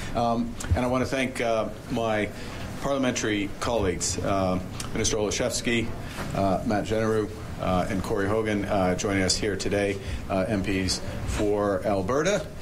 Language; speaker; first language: English; native; English